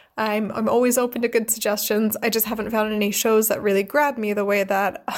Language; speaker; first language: English; native; English